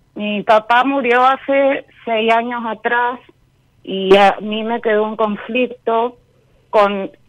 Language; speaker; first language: Spanish; native; Spanish